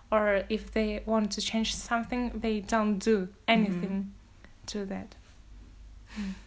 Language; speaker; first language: English; non-native, fluent; Russian